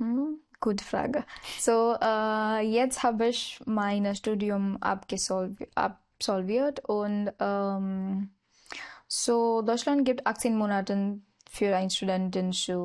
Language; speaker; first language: German; non-native, learner; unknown